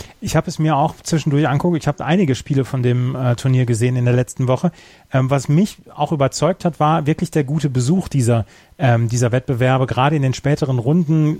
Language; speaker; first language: German; native; German